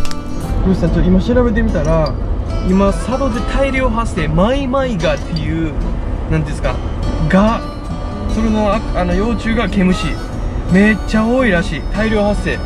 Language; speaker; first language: Japanese; native; Japanese